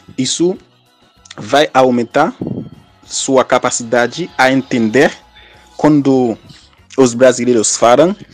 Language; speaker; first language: Portuguese; non-native, fluent; Haitian Creole